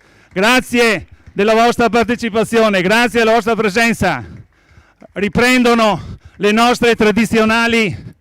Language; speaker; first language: Italian; native; Italian